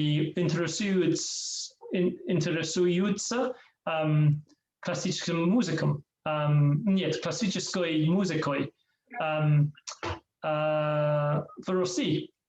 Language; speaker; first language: Russian; non-native, learner; English